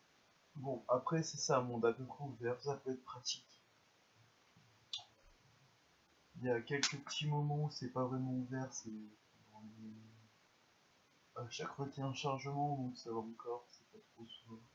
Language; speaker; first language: French; native; French